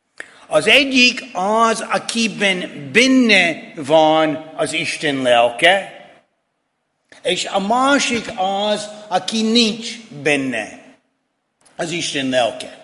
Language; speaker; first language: Hungarian; non-native, fluent; English